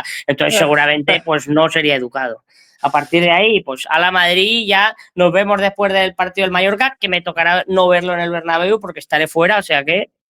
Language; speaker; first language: Spanish; native; Spanish